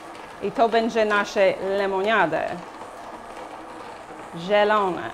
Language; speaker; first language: Polish; non-native, learner; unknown